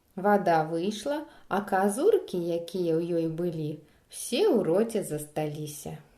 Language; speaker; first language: Belarusian; non-native, local second language; Russian